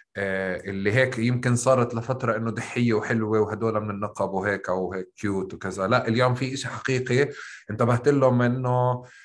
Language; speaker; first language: Arabic; native; Arabic